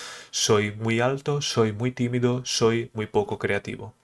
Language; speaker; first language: Spanish; early bilingual, other home language; Portuguese